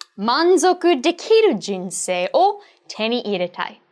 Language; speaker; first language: Japanese; non-native, fluent; English